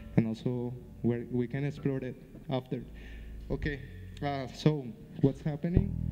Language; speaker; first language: English; non-native, fluent; Spanish